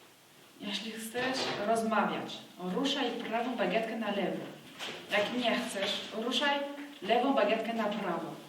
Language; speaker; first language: Polish; early bilingual, heritage; French